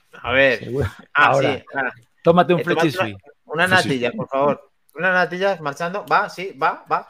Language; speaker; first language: Spanish; native; Spanish